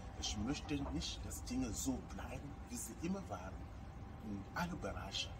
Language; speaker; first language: German; non-native, fluent; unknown